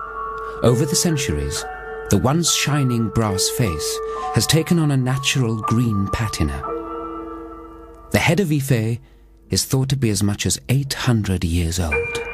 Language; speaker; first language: English; native; English